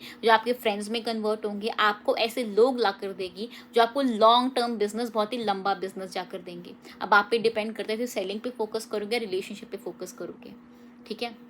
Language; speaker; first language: Hindi; native; Hindi